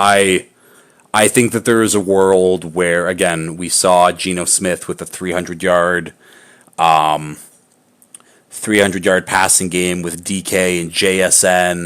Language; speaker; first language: English; native; English